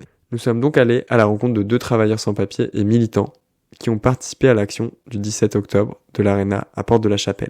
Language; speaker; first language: French; native; French